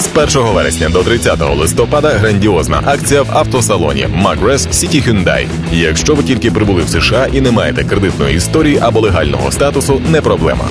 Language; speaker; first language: Ukrainian; native; Ukrainian